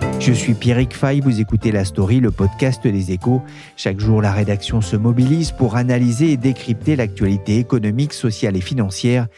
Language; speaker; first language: French; native; French